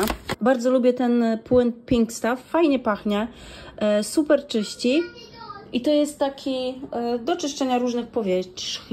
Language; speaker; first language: Polish; native; Polish